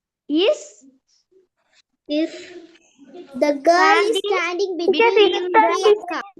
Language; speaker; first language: English; non-native, learner; Tamil